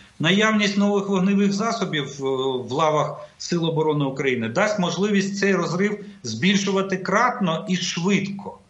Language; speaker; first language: Ukrainian; non-native, local second language; Russian